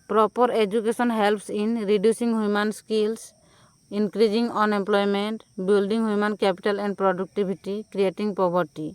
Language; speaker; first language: English; non-native, local second language; Odia